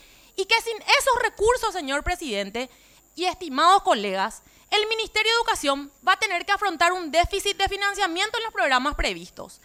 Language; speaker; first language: Spanish; native; Spanish